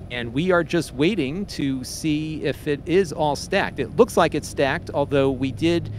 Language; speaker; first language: English; native; English